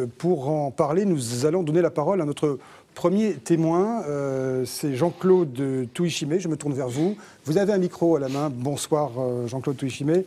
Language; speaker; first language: French; native; French